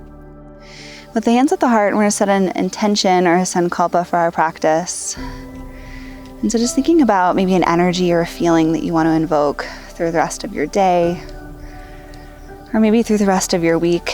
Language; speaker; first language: English; native; English